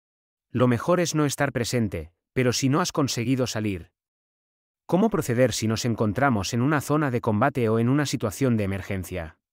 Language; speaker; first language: Spanish; native; Spanish